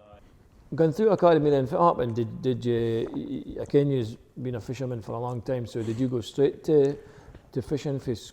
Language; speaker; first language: English; native; English